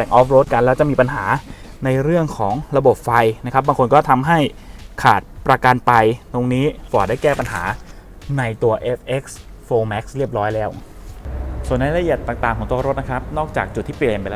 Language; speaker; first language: Thai; native; Thai